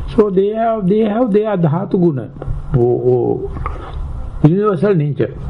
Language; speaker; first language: English; non-native, local second language; Sinhala